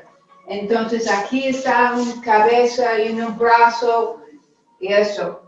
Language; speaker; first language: Spanish; non-native, learner; English